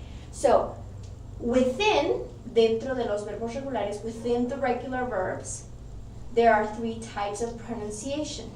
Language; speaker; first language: English; non-native, fluent; Spanish